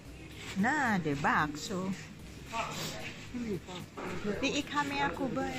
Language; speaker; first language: Danish; non-native, learner; Indonesian